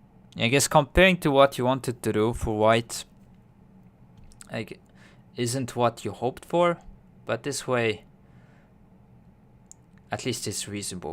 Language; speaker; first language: English; non-native, fluent; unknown